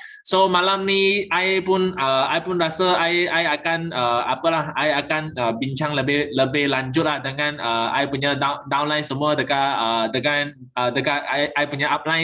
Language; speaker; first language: Malay; native; Malay